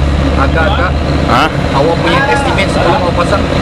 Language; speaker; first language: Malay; non-native, local second language; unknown